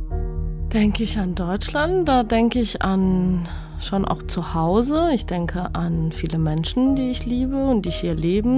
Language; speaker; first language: German; non-native, fluent; Georgian